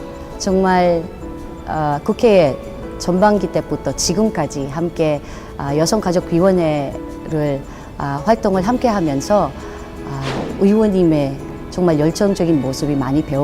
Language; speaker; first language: Korean; non-native, fluent; Filipino